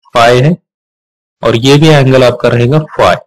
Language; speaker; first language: Hindi; non-native, local second language; Marathi